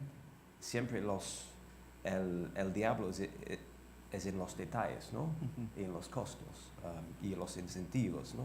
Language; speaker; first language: Spanish; non-native, fluent; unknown